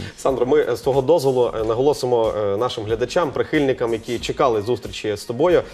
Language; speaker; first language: Ukrainian; native; Ukrainian